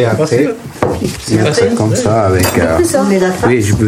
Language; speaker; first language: French; non-native, learner; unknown